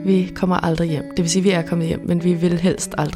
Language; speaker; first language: Danish; native; Danish